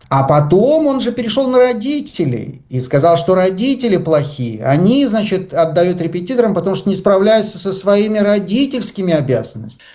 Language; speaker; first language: Russian; native; Russian